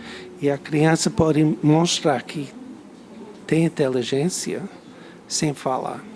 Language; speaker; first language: Portuguese; non-native, fluent; English